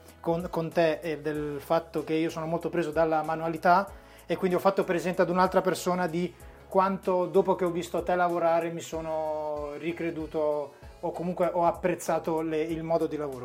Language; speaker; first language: Italian; native; Italian